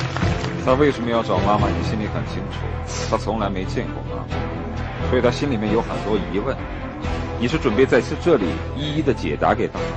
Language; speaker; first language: Chinese; native; Chinese